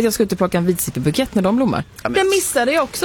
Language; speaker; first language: Swedish; native; Swedish